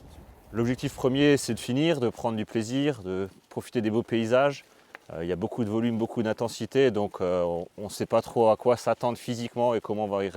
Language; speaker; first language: French; native; French